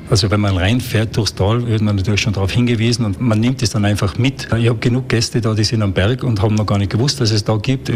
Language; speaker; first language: German; native; German